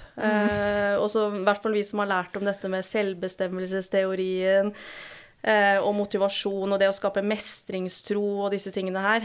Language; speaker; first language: Norwegian; native; Norwegian